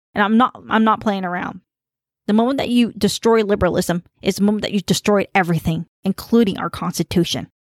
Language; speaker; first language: English; early bilingual, other home language; Khmer